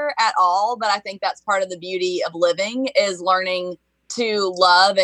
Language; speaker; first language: English; native; English